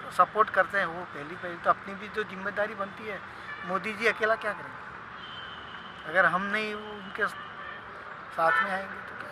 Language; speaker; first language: Hindi; non-native, local second language; Gujarati